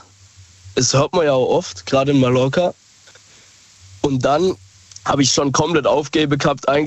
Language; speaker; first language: German; native; German